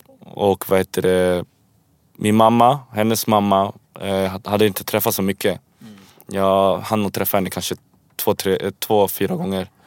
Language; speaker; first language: Swedish; early bilingual, other home language; Spanish